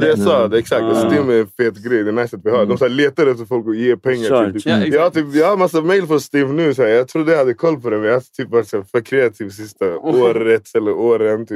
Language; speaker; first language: Swedish; native; Swedish